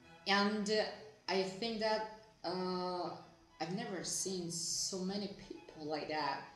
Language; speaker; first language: English; non-native, fluent; Portuguese